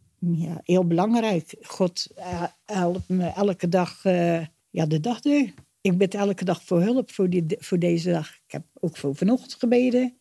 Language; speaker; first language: Dutch; native; Dutch